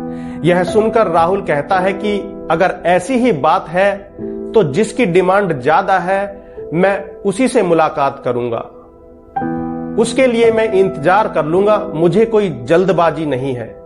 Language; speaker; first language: Hindi; native; Hindi